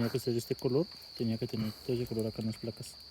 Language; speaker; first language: Spanish; native; Spanish